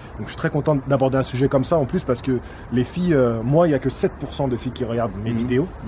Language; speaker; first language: French; native; French